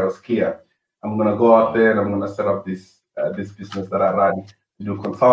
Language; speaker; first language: English; non-native, local second language; Venda